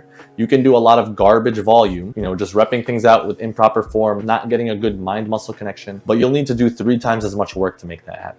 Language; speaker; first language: English; native; English